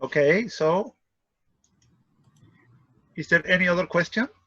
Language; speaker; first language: English; non-native, fluent; Spanish